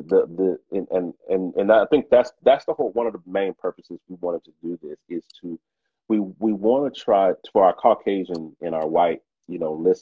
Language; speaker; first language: English; native; English